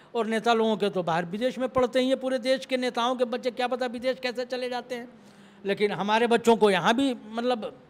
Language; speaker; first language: Hindi; native; Hindi